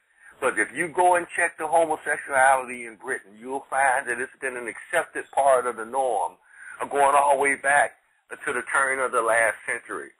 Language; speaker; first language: English; native; English